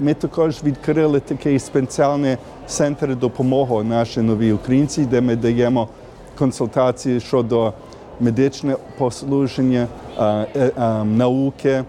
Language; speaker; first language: Ukrainian; early bilingual, heritage; Ukrainian